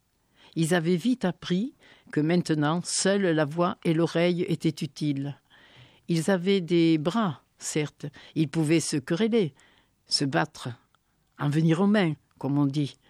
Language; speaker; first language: French; native; French